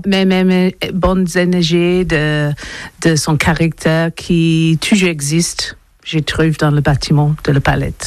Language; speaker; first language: French; non-native, learner; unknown